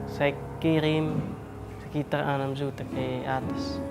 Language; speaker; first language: Indonesian; non-native, local second language; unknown